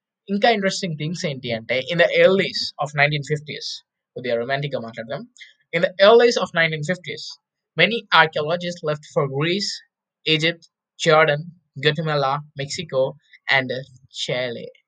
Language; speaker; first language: English; non-native, local second language; Telugu